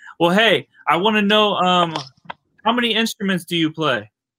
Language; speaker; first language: English; native; English